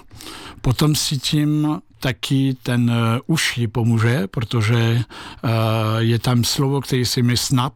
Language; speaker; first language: Czech; non-native, learner; French